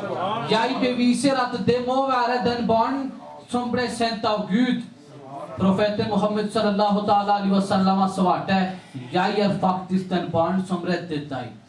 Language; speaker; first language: Norwegian; non-native, local second language; Urdu